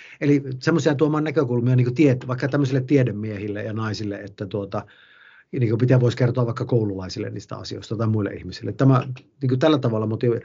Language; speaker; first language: Finnish; native; Finnish